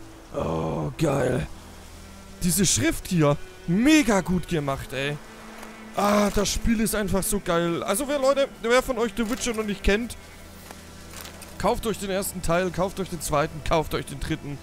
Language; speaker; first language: German; native; German